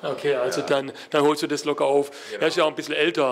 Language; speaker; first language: German; native; German